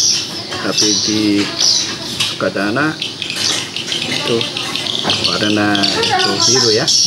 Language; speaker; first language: Indonesian; non-native, learner; Korean